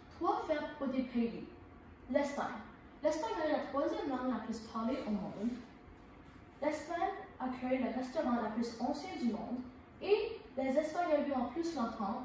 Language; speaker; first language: French; non-native, learner; English